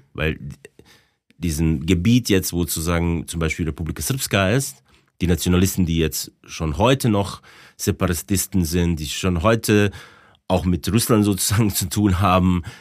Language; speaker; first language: German; non-native, fluent; Bosnian